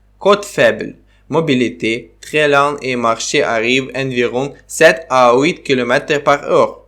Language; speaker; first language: French; non-native, learner; Ukrainian